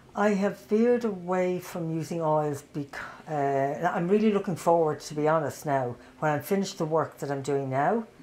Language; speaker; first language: English; native; English